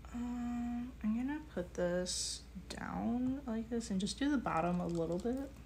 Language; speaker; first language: English; native; English